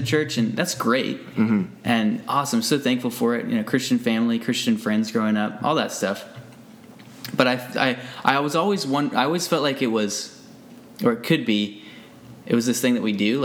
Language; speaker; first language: English; native; English